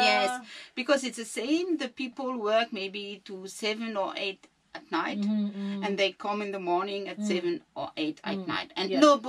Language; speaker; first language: English; non-native, learner; French